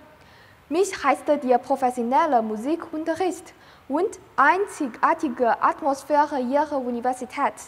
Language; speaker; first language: German; non-native, learner; Chinese